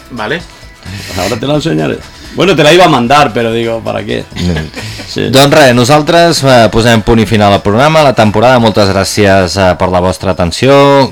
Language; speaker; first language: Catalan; native; Catalan